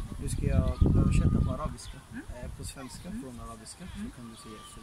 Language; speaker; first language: Swedish; non-native, fluent; Arabic